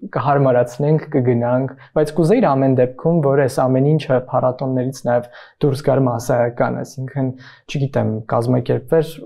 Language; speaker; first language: Armenian; native; Armenian